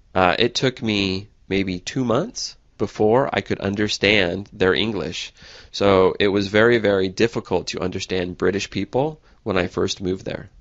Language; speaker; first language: English; native; English